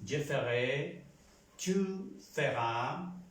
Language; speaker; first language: French; non-native, fluent; Spanish